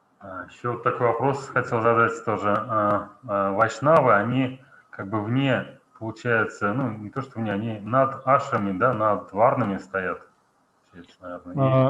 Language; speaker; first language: Russian; native; Russian